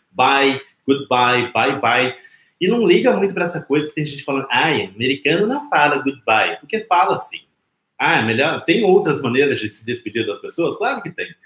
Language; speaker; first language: Portuguese; native; Portuguese